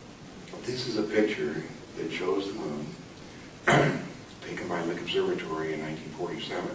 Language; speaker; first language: English; native; English